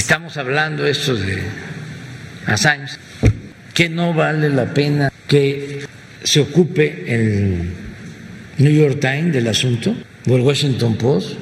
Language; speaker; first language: Spanish; native; Spanish